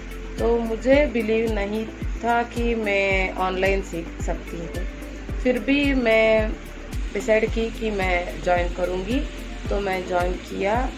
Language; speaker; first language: Hindi; non-native, local second language; Kannada